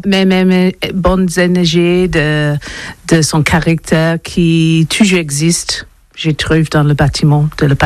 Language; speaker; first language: French; non-native, learner; English